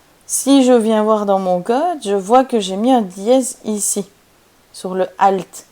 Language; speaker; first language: French; native; French